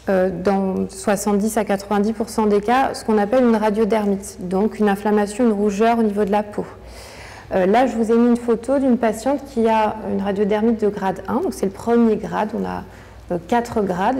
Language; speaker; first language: French; native; French